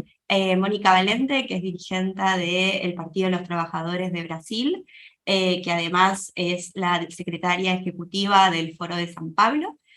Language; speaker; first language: Spanish; native; Spanish